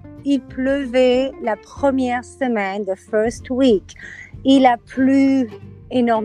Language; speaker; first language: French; non-native, learner; English